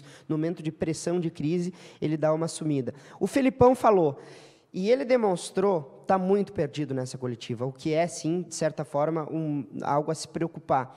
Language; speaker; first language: Portuguese; native; Portuguese